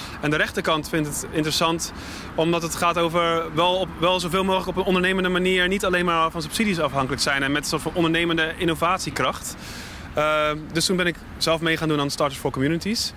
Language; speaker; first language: Dutch; native; Dutch